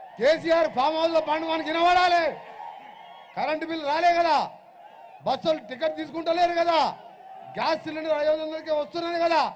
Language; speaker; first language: Telugu; native; Telugu